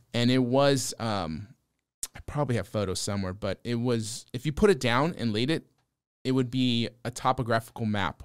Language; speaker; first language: English; native; English